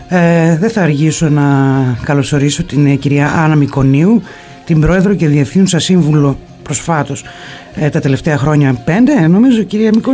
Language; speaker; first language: Greek; native; Greek